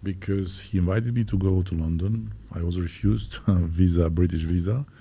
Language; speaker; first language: English; non-native, fluent; Albanian